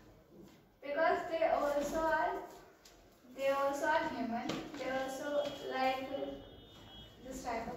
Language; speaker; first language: English; non-native, learner; Hindi